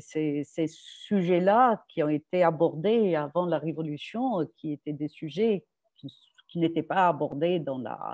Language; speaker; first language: French; non-native, local second language; Arabic